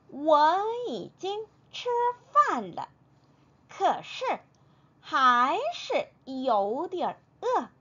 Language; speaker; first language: Chinese; non-native, fluent; Korean